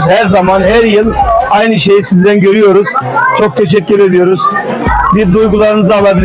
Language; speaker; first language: Turkish; early bilingual, other home language; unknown